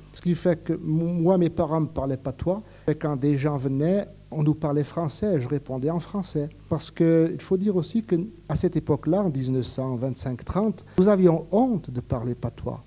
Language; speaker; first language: French; native; French